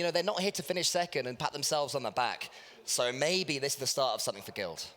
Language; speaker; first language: English; native; English